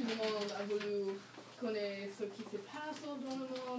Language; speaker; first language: French; non-native, learner; English